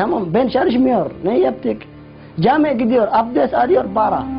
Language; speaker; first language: Turkish; non-native, learner; Somali